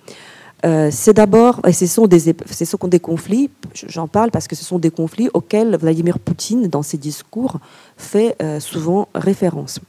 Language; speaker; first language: French; non-native, fluent; Ukrainian